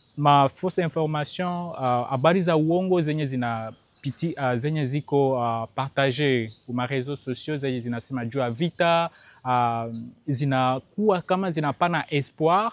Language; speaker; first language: Swahili; native; Swahili